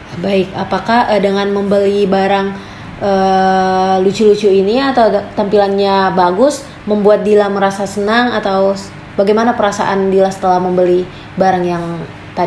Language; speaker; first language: Indonesian; native; Indonesian